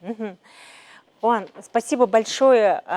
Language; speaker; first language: Russian; native; Russian